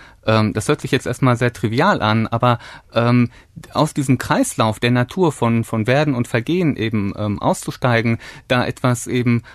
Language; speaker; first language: German; native; German